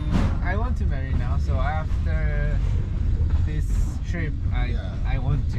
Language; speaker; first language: English; non-native, learner; Korean